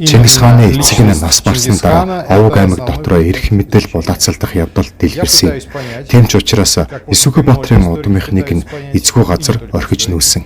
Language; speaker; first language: Mongolian; native; Mongolian